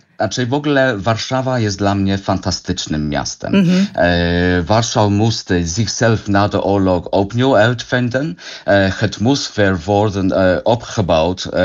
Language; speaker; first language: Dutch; non-native, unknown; English